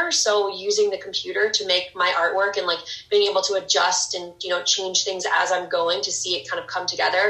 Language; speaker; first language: English; native; English